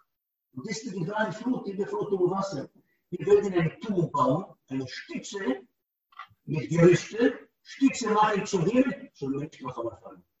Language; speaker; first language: German; non-native, learner; Hebrew